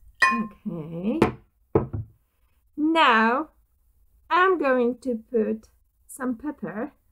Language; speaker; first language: English; non-native, fluent; Polish